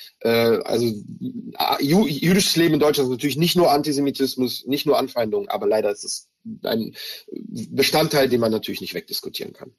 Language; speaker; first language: German; early bilingual, other home language; Hebrew